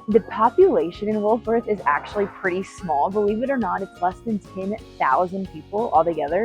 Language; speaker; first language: English; native; English